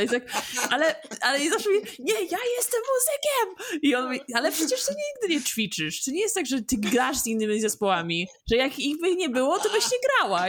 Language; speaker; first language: Polish; early bilingual, heritage; English